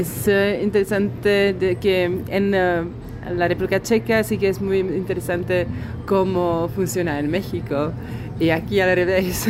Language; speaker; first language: Spanish; non-native, fluent; Czech